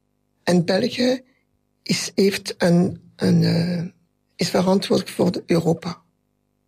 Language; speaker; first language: Dutch; non-native, local second language; French